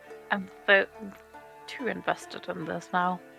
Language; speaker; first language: English; non-native, fluent; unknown